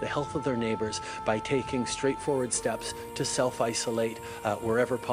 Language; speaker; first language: English; native; English